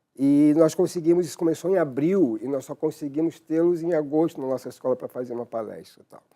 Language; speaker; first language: Portuguese; native; Portuguese